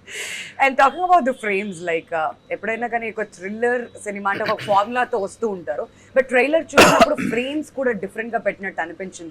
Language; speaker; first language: Telugu; native; Telugu